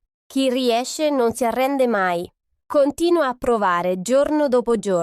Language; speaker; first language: Italian; non-native, fluent; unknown